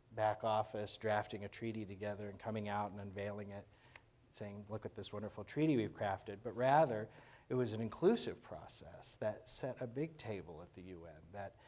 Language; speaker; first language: English; native; English